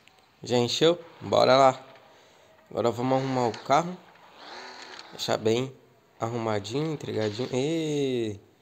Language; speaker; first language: Portuguese; native; Portuguese